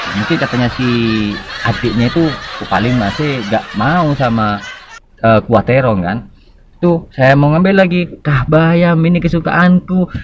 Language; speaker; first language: Indonesian; non-native, local second language; Madurese